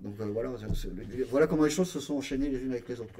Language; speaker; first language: French; native; French